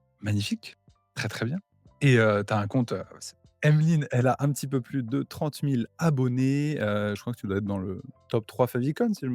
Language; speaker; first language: French; native; French